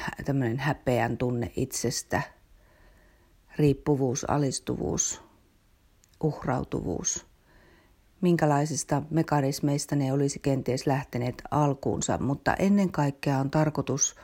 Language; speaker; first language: Finnish; native; Finnish